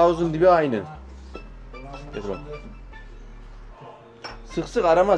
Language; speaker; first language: Turkish; native; Turkish